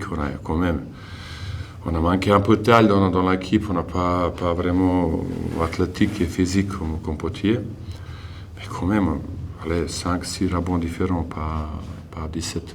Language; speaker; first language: French; non-native, learner; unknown